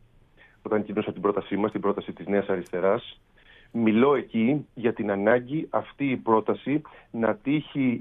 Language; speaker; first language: Greek; native; Greek